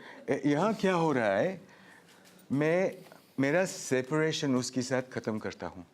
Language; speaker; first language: Hindi; non-native, learner; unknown